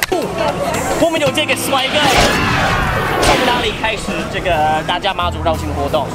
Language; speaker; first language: Chinese; non-native, fluent; English